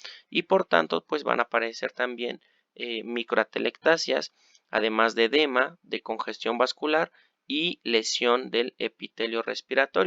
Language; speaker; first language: Spanish; native; Spanish